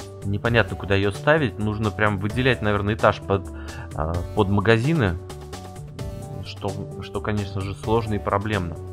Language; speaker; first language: Russian; native; Russian